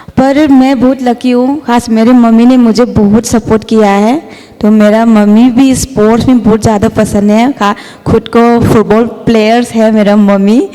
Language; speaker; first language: Hindi; non-native, local second language; Manipuri